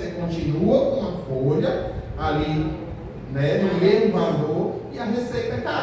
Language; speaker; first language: Portuguese; native; Portuguese